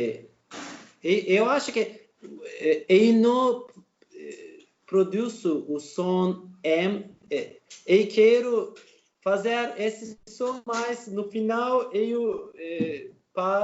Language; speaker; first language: Portuguese; non-native, learner; Turkish